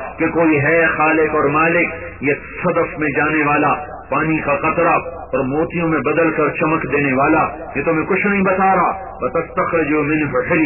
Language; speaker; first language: Urdu; non-native, local second language; Punjabi